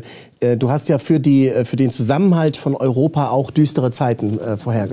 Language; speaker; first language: German; native; German